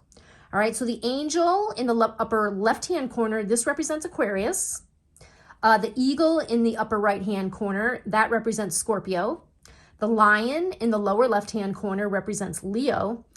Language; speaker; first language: English; native; English